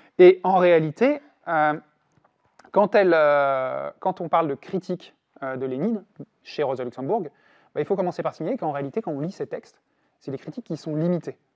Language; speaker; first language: French; native; French